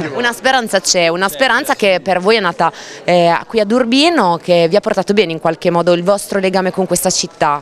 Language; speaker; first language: Italian; native; Italian